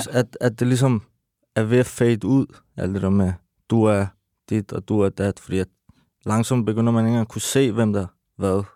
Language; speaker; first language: Danish; early bilingual, other home language; Persian